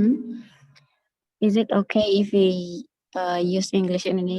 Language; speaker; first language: English; non-native, local second language; Indonesian